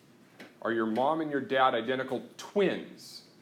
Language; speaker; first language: English; native; English